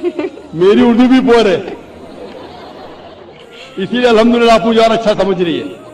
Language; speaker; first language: Hindi; non-native, local second language; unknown